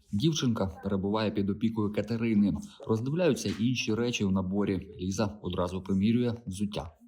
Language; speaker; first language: Ukrainian; native; Ukrainian